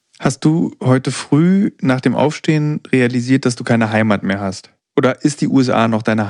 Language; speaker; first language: German; native; German